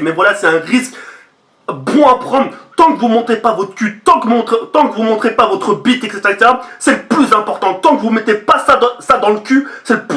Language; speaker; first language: French; native; French